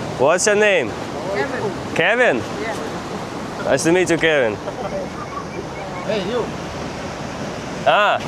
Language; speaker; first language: English; non-native, learner; Ukrainian